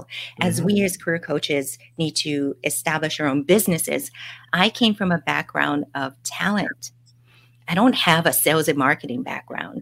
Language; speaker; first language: English; native; English